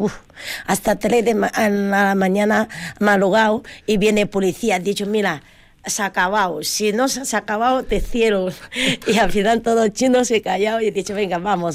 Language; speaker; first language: Spanish; non-native, learner; Chinese